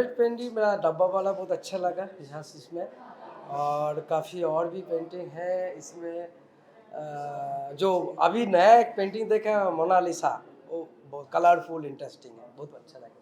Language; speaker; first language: Hindi; non-native, local second language; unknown